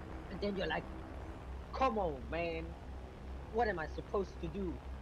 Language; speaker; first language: English; non-native, fluent; German